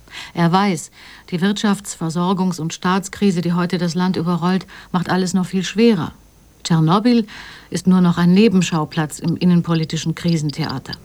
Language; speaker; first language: German; native; German